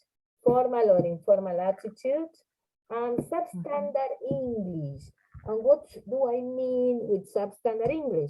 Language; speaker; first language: English; non-native, fluent; Spanish